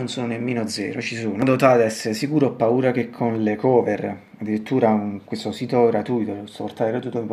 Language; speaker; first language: Italian; native; Italian